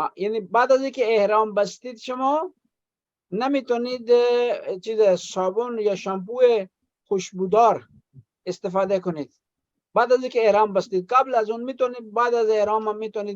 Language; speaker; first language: Persian; non-native, fluent; Urdu